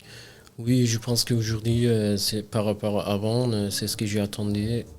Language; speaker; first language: French; non-native, learner; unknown